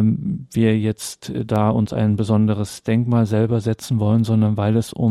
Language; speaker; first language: German; native; German